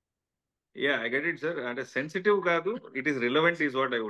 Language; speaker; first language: Telugu; native; Telugu